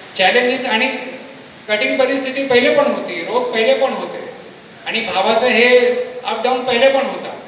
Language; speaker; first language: Marathi; non-native, local second language; Hindi